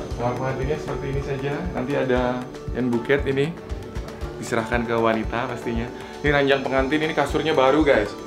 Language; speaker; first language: Indonesian; native; Indonesian